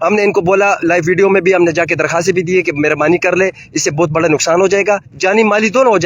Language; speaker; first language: Urdu; native; Urdu